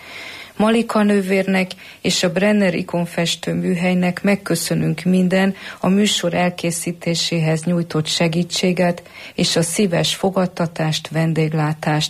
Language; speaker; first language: Hungarian; native; Hungarian